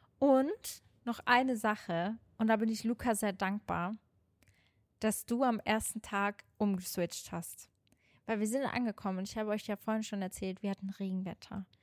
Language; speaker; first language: German; non-native, fluent; Portuguese